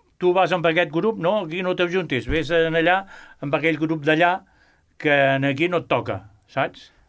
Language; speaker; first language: Catalan; non-native, local second language; Spanish